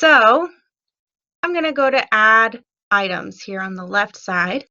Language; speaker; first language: English; native; English